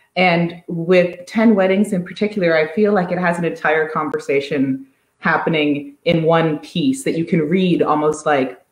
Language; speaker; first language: English; native; English